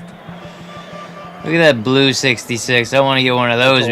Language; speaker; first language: English; native; English